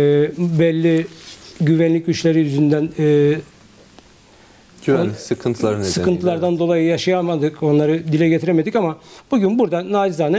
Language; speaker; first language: Turkish; native; Turkish